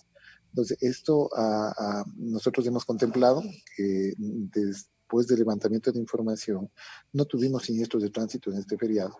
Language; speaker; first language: Spanish; native; Spanish